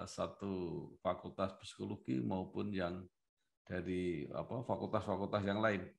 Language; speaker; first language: Indonesian; native; Indonesian